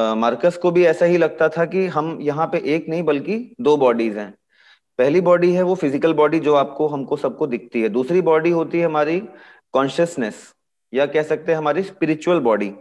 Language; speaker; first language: Hindi; native; Hindi